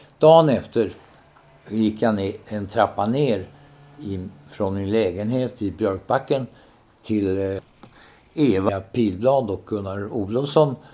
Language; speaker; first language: Swedish; native; Swedish